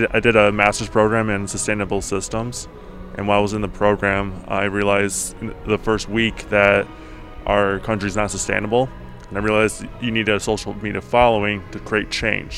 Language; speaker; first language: English; early bilingual, other home language; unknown